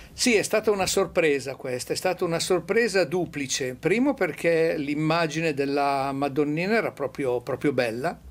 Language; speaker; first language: Italian; native; Italian